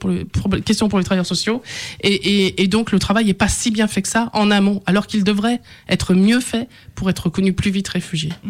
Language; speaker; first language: French; native; French